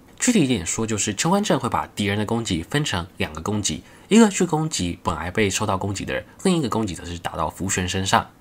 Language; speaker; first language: Chinese; native; Chinese